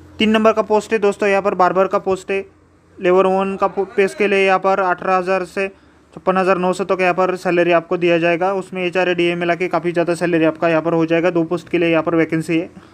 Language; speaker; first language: Hindi; non-native, local second language; Marathi